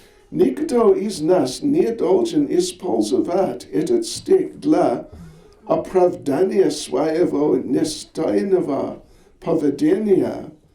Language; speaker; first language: Russian; non-native, learner; English